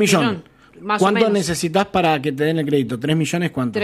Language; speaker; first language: Spanish; native; Spanish